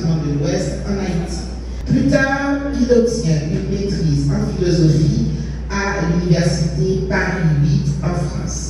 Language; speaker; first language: French; non-native, local second language; Haitian Creole